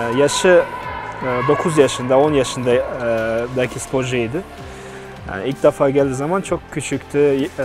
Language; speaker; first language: Turkish; non-native, fluent; Kazakh